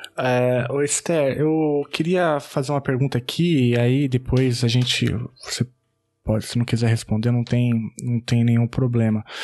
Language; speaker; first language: Portuguese; native; Portuguese